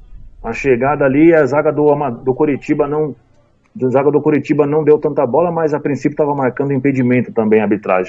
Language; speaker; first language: Portuguese; native; Portuguese